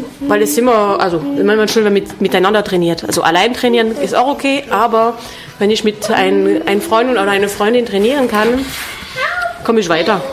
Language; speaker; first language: German; non-native, fluent; French